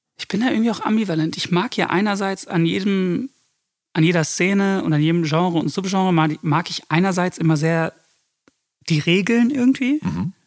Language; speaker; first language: German; early bilingual, other home language; English